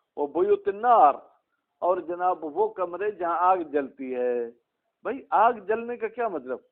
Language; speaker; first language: Urdu; non-native, local second language; Sindhi